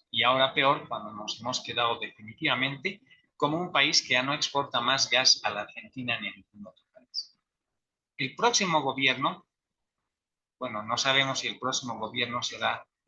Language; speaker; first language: Spanish; native; Spanish